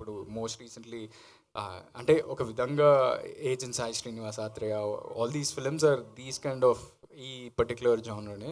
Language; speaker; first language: Telugu; native; Telugu